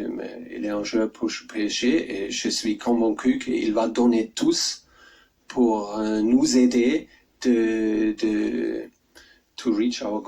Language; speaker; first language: French; non-native, learner; German